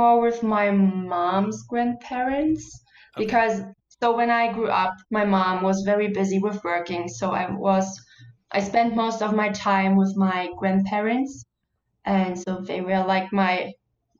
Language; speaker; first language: English; non-native, fluent; German